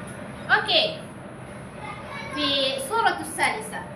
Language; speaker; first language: Arabic; non-native, learner; Malay